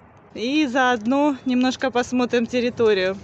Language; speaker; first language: Russian; native; Russian